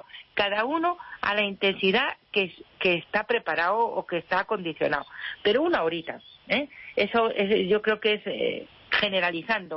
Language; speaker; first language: Spanish; native; Spanish